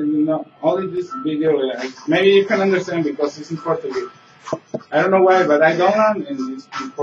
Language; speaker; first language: English; non-native, learner; Spanish